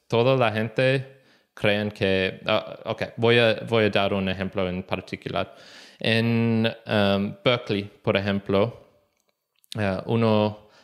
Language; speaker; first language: Spanish; non-native, learner; English